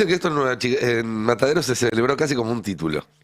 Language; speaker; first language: Spanish; native; Spanish